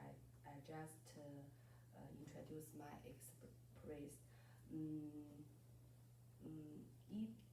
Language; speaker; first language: English; non-native, learner; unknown